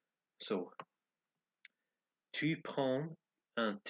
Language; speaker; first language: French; non-native, learner; English